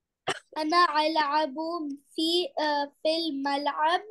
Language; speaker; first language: Arabic; non-native, learner; Urdu